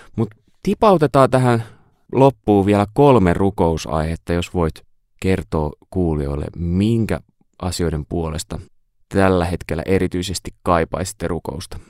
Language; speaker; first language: Finnish; native; Finnish